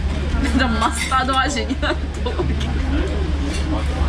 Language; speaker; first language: Japanese; non-native, learner; German